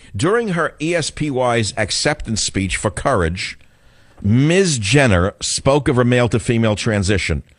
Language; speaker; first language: English; native; English